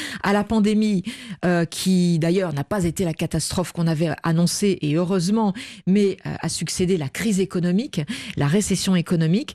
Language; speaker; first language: French; native; French